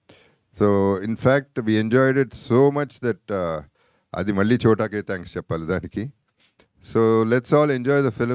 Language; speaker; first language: Telugu; native; Telugu